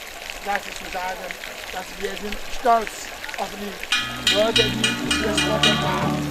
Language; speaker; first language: German; non-native, learner; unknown